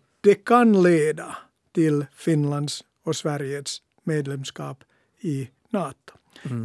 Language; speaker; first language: Swedish; non-native, local second language; Finnish